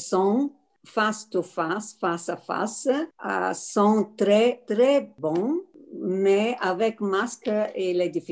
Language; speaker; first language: French; non-native, learner; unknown